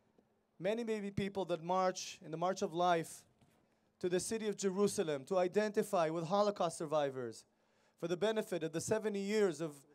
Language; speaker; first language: English; non-native, fluent; Hebrew